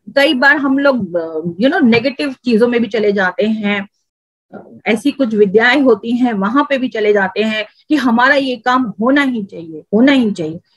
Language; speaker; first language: Hindi; native; Hindi